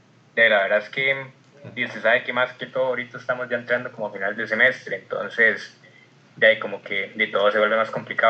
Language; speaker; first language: Spanish; native; Spanish